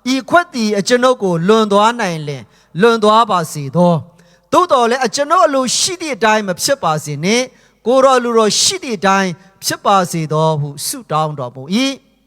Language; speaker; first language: Burmese; non-native, local second language; Hakha Chin